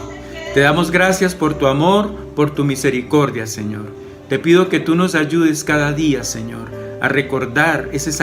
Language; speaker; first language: Spanish; native; Spanish